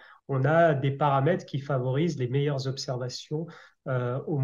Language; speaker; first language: French; native; French